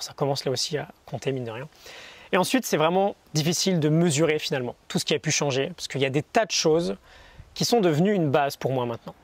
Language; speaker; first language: French; native; French